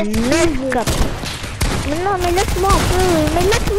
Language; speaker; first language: French; native; French